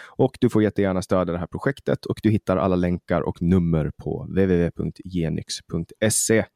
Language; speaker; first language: Swedish; native; Swedish